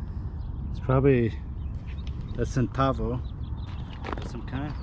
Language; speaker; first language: English; native; English